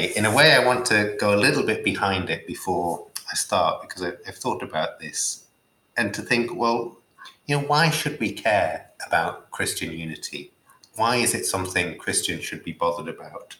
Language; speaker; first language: English; native; English